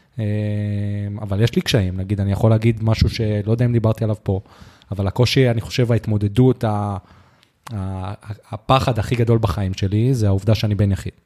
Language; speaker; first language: Hebrew; native; Hebrew